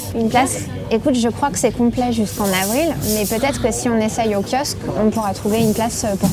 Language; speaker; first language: French; native; French